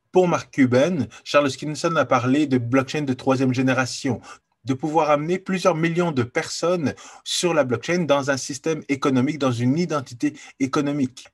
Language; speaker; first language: French; native; French